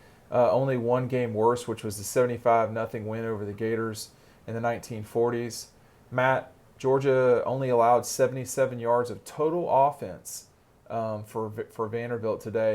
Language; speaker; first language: English; native; English